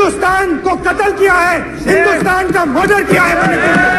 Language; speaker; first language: Hindi; native; Hindi